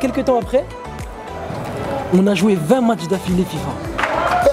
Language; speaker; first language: French; native; French